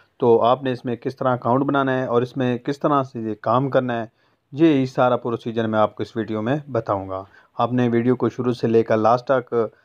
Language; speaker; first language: Urdu; non-native, local second language; Punjabi